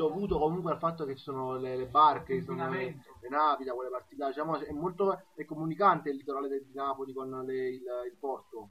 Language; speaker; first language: Italian; native; Italian